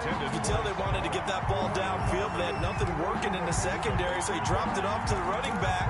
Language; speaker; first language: English; native; English